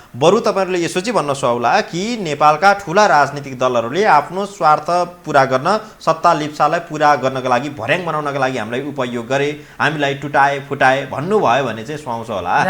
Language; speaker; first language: Nepali; native; Nepali